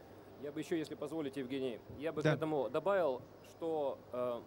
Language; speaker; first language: Russian; native; Russian